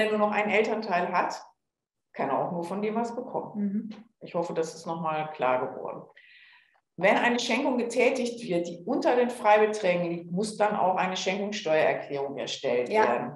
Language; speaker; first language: German; native; German